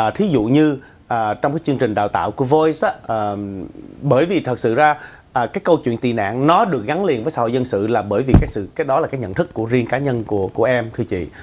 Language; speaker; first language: Vietnamese; early bilingual, other home language; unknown